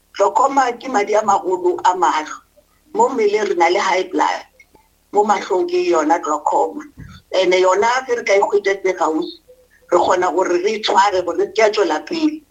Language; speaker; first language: Northern Sotho; non-native, local second language; Venda